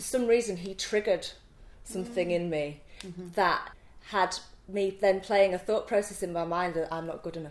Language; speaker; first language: English; native; English